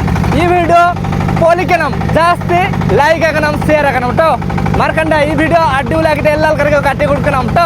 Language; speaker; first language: Malayalam; non-native, learner; Bangla